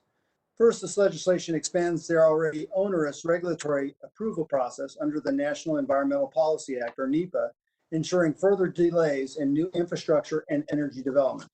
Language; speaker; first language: English; native; English